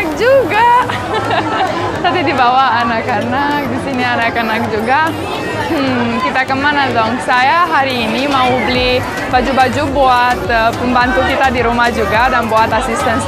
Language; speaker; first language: Indonesian; non-native, fluent; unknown